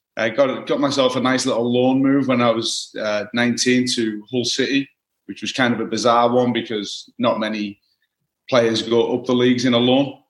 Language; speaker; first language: English; native; English